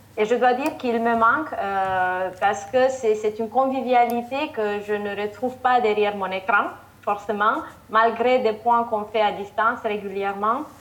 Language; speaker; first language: French; non-native, fluent; Romanian